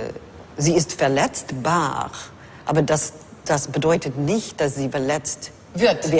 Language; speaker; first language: German; non-native, fluent; English